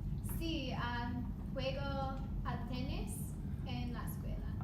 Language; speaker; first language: Spanish; non-native, learner; English